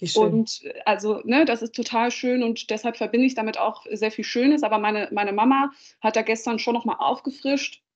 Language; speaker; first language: German; early bilingual, other home language; Dutch